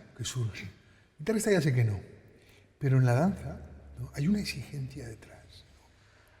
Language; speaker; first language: Spanish; native; Spanish